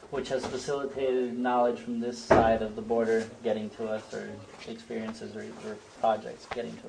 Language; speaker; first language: English; non-native, fluent; Spanish